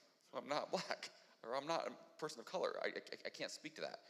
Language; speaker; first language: English; native; English